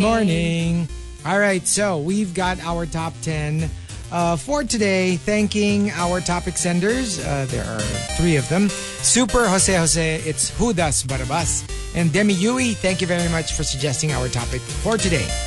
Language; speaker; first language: English; non-native, local second language; Filipino